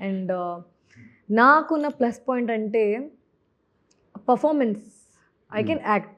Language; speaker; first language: Telugu; non-native, local second language; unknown